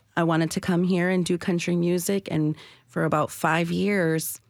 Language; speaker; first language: English; native; English